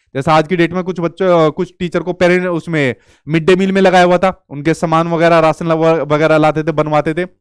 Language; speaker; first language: Hindi; native; Hindi